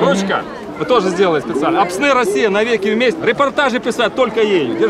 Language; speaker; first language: Russian; native; Russian